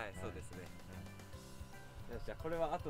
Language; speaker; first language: Japanese; native; Japanese